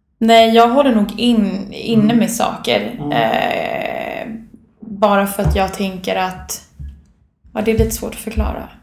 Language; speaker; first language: Swedish; early bilingual, other home language; Bosnian